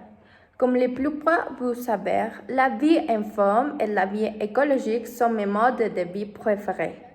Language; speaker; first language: French; non-native, learner; Spanish